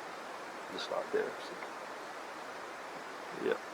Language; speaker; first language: English; native; English